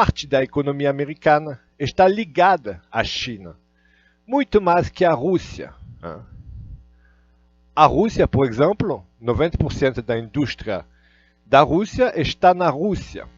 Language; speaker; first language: Portuguese; non-native, fluent; Russian